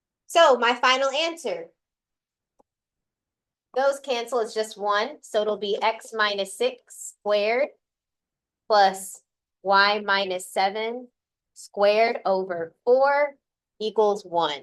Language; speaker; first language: English; native; English